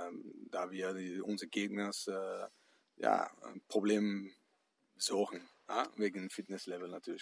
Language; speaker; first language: German; non-native, fluent; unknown